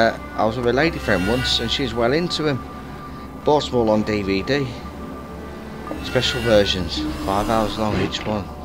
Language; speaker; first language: English; native; English